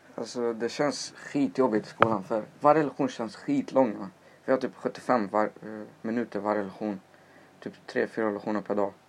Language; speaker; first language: Swedish; native; Swedish